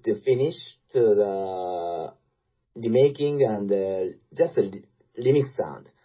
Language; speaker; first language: English; non-native, learner; Japanese